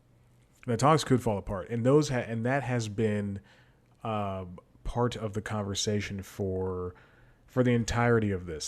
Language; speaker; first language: English; native; English